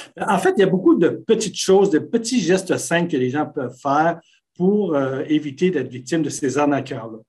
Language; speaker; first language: French; native; French